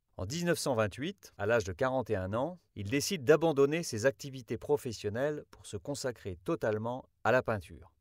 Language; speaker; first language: French; native; French